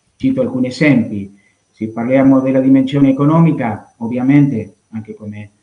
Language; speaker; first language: Italian; non-native, fluent; Spanish